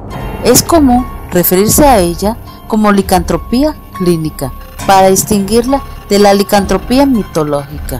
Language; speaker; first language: Spanish; native; Spanish